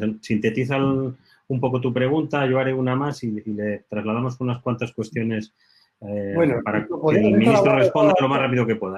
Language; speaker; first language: Spanish; native; Spanish